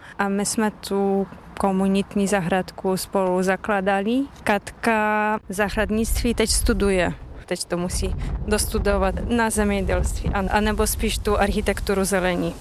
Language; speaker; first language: Czech; non-native, fluent; Polish